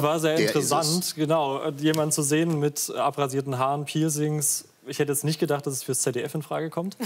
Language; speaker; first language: German; native; German